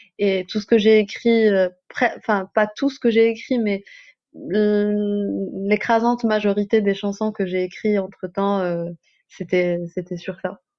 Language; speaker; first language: French; non-native, local second language; Arabic